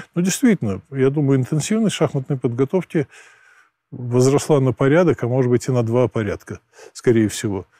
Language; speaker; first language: Russian; native; Russian